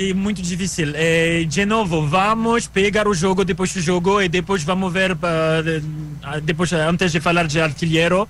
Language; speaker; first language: Portuguese; non-native, fluent; French